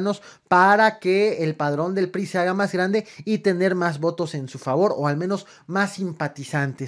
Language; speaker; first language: Spanish; native; Spanish